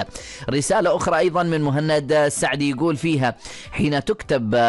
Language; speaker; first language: Arabic; native; Arabic